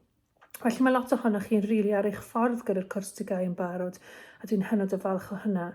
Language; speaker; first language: Welsh; native; Welsh